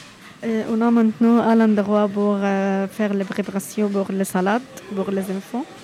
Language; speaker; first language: French; non-native, learner; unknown